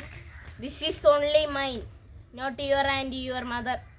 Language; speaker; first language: English; non-native, learner; Malayalam